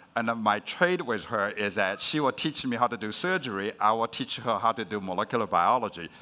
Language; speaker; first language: English; non-native, fluent; Chinese